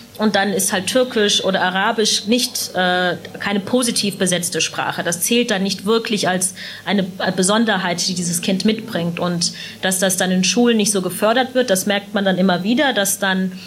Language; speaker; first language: German; early bilingual, other home language; Punjabi